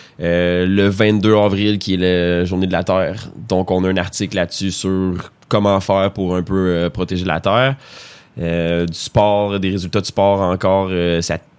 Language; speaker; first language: French; native; French